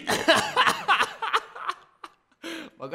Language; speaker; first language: Italian; native; Italian